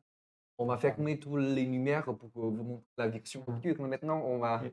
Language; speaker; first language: French; non-native, fluent; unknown